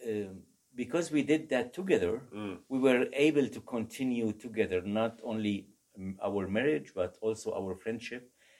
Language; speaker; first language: English; non-native, fluent; Arabic